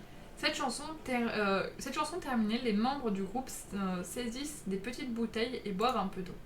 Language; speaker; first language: French; native; French